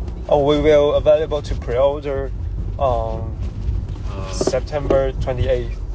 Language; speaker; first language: English; non-native, learner; Chinese